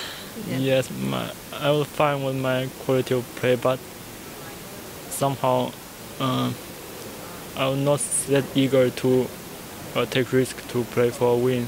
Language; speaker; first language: English; non-native, learner; Chinese